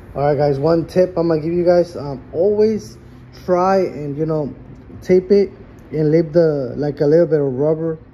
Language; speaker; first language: English; early bilingual, other home language; Spanish